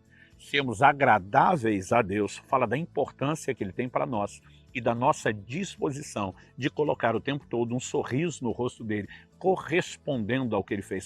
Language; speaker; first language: Portuguese; native; Portuguese